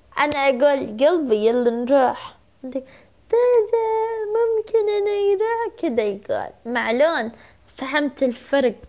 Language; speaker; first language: Arabic; non-native, learner; Turkish